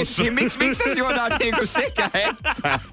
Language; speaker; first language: Finnish; native; Finnish